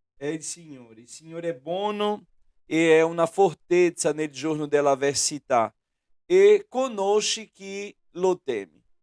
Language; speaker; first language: Italian; non-native, fluent; Portuguese